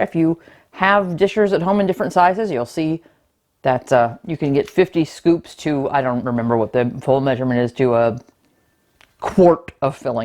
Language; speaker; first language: English; native; English